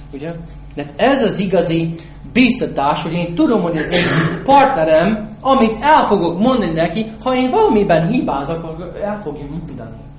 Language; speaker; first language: Hungarian; non-native, fluent; English